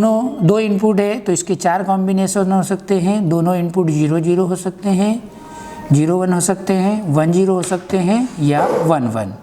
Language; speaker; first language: Hindi; native; Hindi